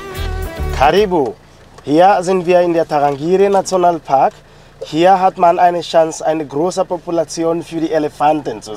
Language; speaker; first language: German; non-native, fluent; Swahili